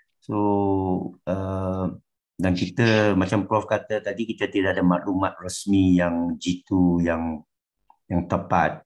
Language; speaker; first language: Malay; non-native, local second language; Chinese